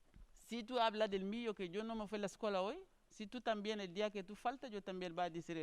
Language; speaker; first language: Spanish; non-native, learner; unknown